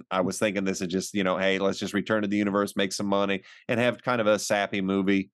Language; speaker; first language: English; native; English